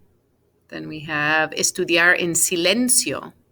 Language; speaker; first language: Spanish; non-native, fluent; English